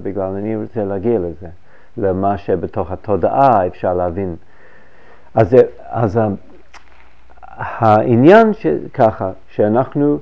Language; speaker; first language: Hebrew; non-native, fluent; English